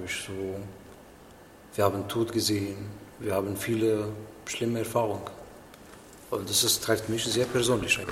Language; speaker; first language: German; non-native, learner; Arabic